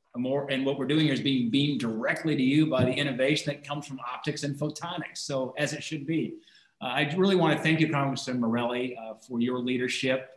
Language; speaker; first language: English; native; English